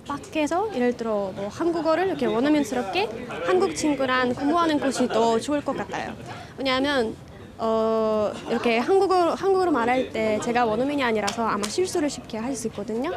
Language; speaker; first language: Korean; non-native, fluent; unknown